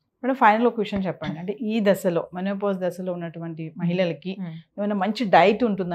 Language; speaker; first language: Telugu; native; Telugu